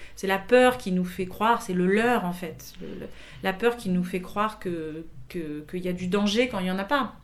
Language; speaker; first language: French; native; French